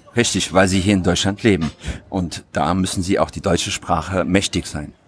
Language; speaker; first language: German; early bilingual, other home language; Tigrinya